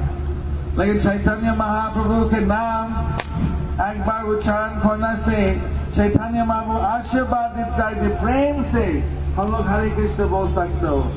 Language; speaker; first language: Hindi; non-native, learner; English